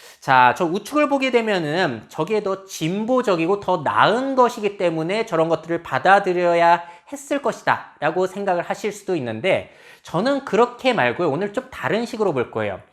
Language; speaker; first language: Korean; native; Korean